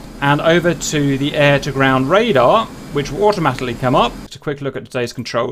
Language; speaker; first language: English; native; English